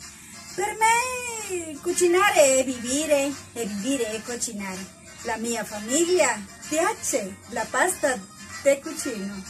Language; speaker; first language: Italian; non-native, learner; Spanish